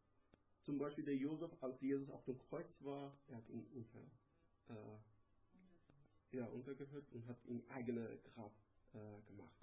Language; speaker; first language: German; non-native, learner; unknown